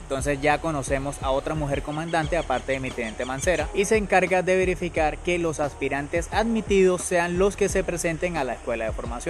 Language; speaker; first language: Spanish; native; Spanish